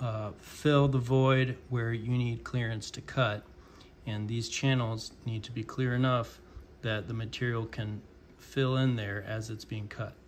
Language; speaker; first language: English; native; English